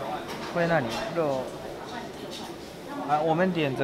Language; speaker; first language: Chinese; non-native, learner; Japanese